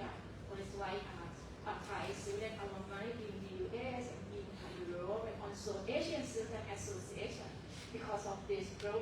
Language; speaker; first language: English; non-native, fluent; Thai